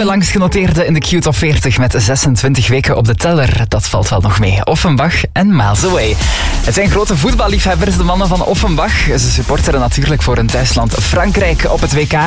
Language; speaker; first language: Dutch; native; Dutch